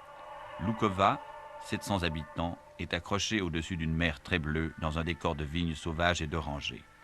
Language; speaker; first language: French; native; French